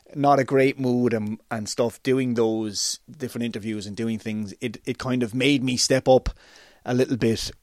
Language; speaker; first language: English; native; English